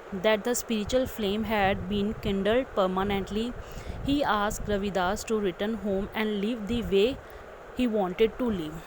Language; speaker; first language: English; non-native, local second language; Punjabi